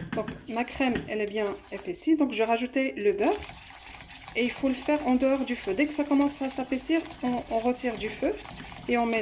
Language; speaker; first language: French; non-native, local second language; Arabic